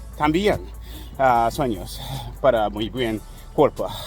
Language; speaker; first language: Spanish; non-native, learner; English